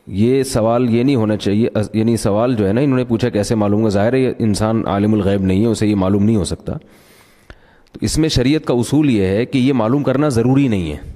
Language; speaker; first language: Urdu; native; Urdu